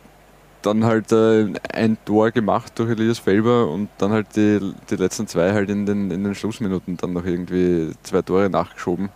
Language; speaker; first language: German; native; German